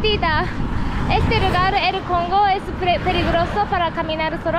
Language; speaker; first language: Spanish; non-native, learner; Japanese